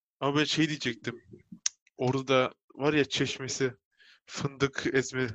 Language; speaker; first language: Turkish; early bilingual, heritage; Turkish